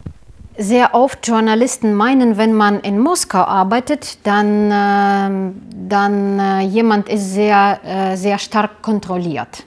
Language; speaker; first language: German; non-native, learner; Russian